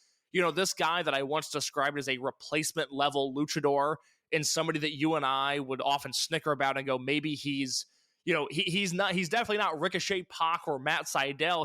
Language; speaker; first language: English; native; English